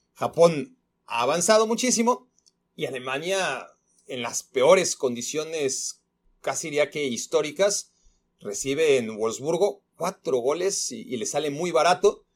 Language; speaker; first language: Spanish; native; Spanish